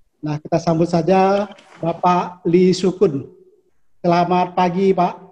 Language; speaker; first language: Indonesian; native; Indonesian